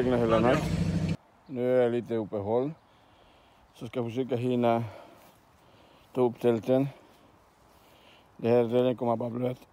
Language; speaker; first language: Swedish; non-native, learner; Spanish